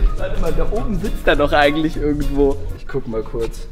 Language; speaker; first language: German; native; German